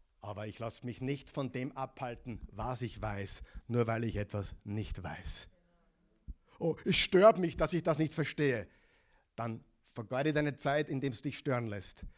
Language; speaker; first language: German; non-native, fluent; English